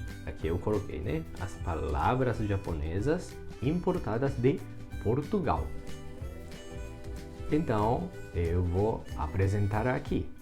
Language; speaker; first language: Portuguese; non-native, fluent; Japanese